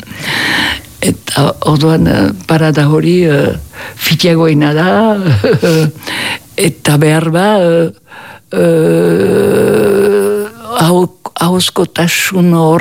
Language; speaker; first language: Basque; native; Basque